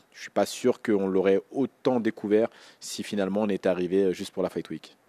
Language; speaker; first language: French; native; French